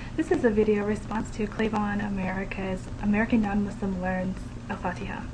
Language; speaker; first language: English; native; English